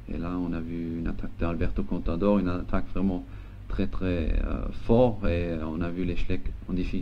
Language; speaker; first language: French; non-native, local second language; Luxembourgish